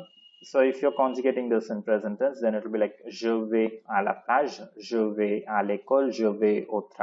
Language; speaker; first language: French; non-native, fluent; Tamil